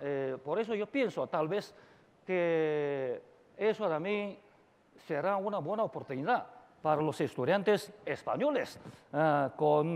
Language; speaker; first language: Spanish; non-native, fluent; Chinese